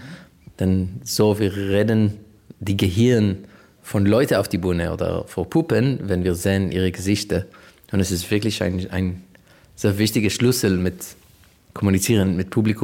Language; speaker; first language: German; non-native, fluent; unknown